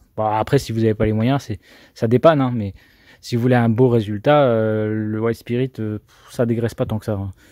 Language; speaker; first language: French; native; French